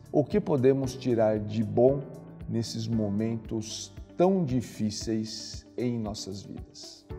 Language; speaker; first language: Portuguese; native; Portuguese